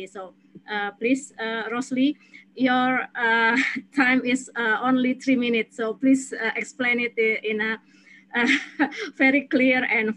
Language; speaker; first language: English; non-native, fluent; Indonesian